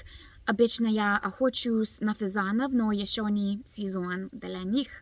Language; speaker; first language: Russian; non-native, learner; English